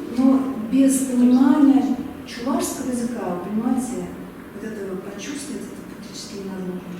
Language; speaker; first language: Russian; native; Russian